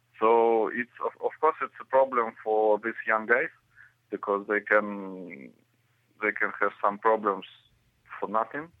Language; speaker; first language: English; non-native, learner; Russian